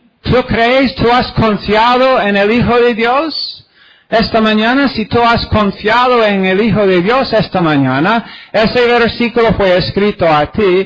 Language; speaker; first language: Spanish; non-native, fluent; English